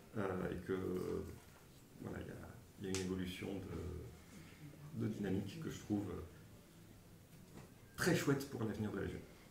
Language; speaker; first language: French; native; French